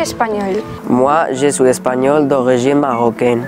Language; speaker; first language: French; non-native, learner; Arabic